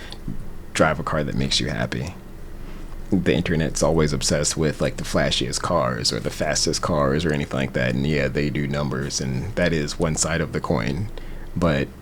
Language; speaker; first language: English; native; English